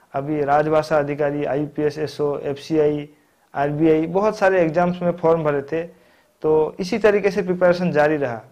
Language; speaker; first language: Hindi; non-native, local second language; Odia